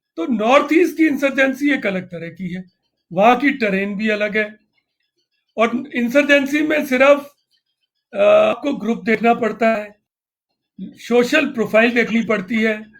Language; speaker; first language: Hindi; non-native, local second language; Punjabi